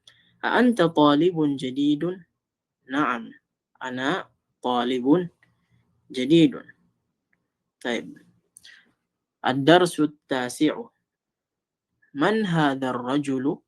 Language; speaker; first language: Arabic; non-native, fluent; Filipino